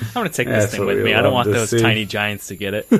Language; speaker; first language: English; native; English